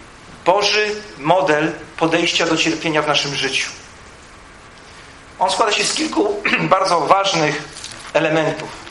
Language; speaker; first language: Polish; native; Polish